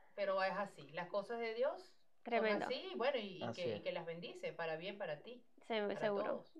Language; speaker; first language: Spanish; native; Spanish